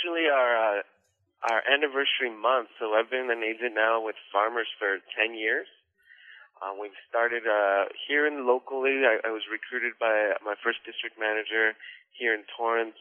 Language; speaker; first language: English; native; English